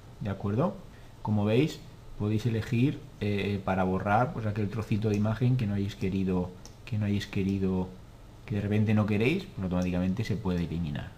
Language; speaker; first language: Spanish; native; Spanish